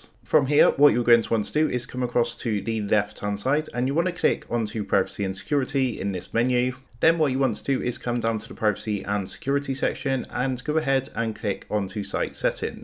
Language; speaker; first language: English; native; English